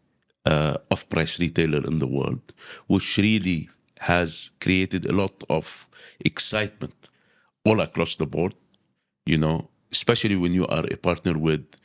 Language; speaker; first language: English; non-native, local second language; Arabic